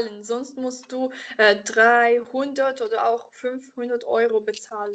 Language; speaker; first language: German; non-native, learner; Italian